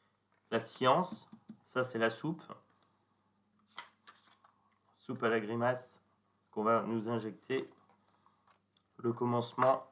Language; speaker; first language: French; native; French